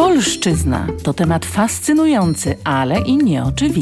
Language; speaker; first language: Polish; native; Polish